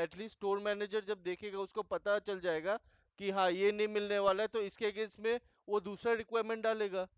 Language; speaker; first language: Hindi; non-native, local second language; Bangla